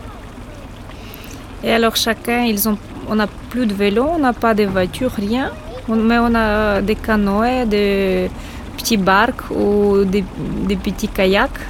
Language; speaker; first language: French; non-native, fluent; Ukrainian